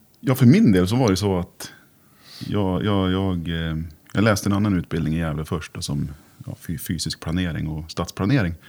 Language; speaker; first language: Swedish; native; Swedish